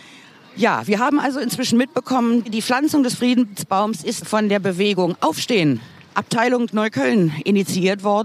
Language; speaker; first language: German; native; German